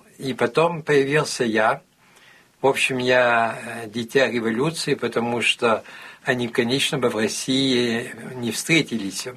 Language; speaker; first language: Russian; early bilingual, heritage; Russian